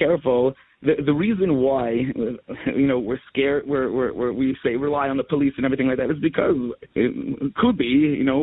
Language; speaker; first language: English; native; English